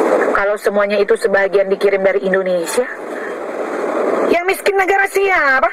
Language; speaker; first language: Indonesian; native; Indonesian